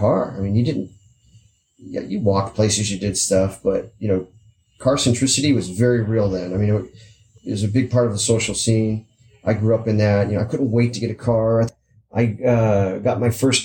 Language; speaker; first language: English; native; English